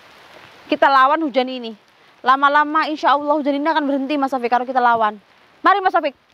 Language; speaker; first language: Indonesian; native; Indonesian